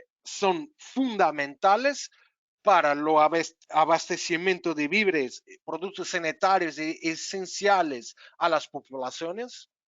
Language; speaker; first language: Spanish; non-native, fluent; Portuguese